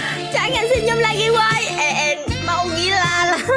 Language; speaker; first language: Indonesian; non-native, learner; Vietnamese